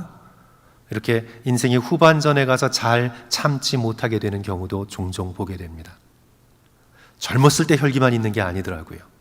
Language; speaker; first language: Korean; native; Korean